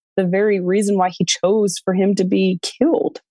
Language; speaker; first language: English; native; English